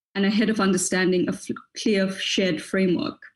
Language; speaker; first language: English; native; English